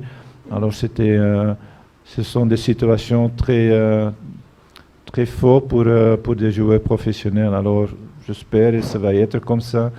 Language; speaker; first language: French; non-native, fluent; Dutch